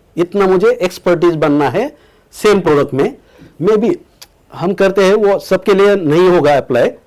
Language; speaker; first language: Hindi; non-native, local second language; Marathi